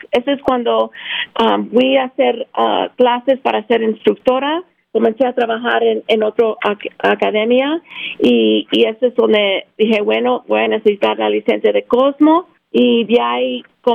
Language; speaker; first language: Spanish; early bilingual, heritage; Spanish